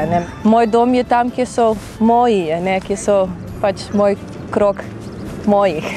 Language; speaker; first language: Slovenian; non-native, fluent; Dutch